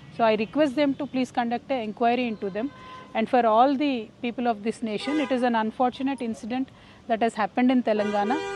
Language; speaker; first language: English; non-native, local second language; Telugu